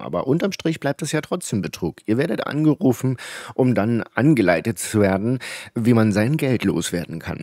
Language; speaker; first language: German; native; German